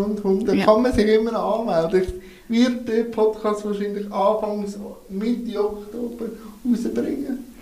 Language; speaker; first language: German; native; German